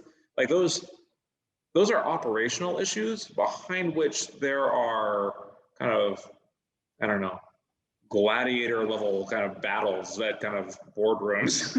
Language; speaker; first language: English; native; English